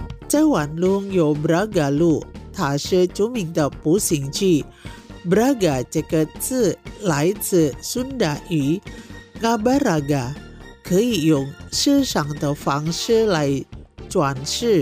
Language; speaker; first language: Chinese; non-native, fluent; Indonesian